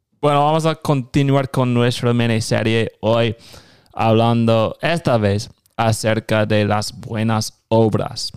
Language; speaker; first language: Spanish; non-native, fluent; English